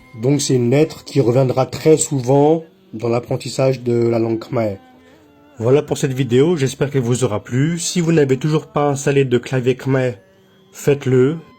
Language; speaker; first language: French; native; French